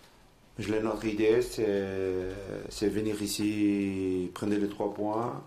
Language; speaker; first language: French; non-native, learner; Portuguese